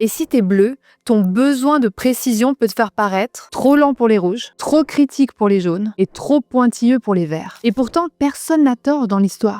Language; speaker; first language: French; native; French